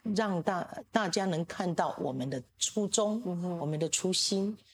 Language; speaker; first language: Chinese; native; Chinese